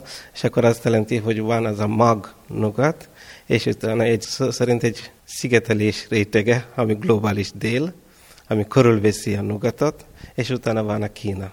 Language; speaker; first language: Hungarian; non-native, fluent; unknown